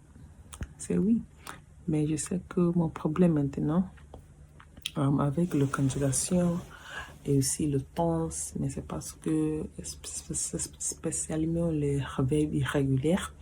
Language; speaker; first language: French; non-native, learner; English